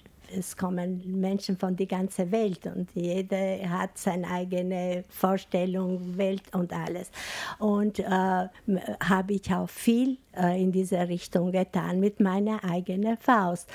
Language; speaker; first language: German; non-native, fluent; Albanian